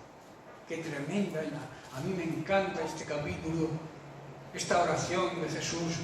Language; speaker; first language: Spanish; native; Spanish